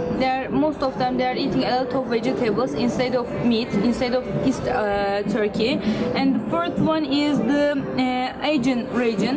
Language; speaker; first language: English; non-native, learner; Turkish